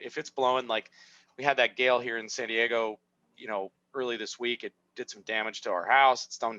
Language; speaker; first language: English; native; English